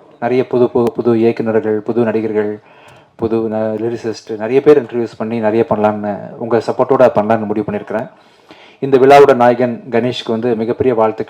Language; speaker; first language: Tamil; native; Tamil